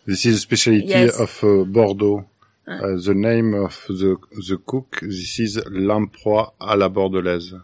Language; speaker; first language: English; non-native, learner; French